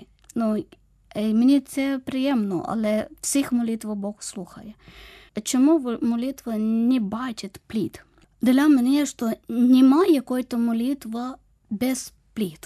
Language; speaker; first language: Ukrainian; non-native, learner; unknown